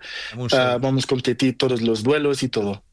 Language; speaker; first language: Spanish; non-native, learner; Portuguese